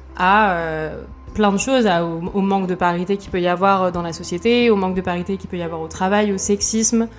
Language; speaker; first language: French; native; French